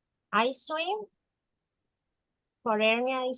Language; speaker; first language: English; non-native, learner; Spanish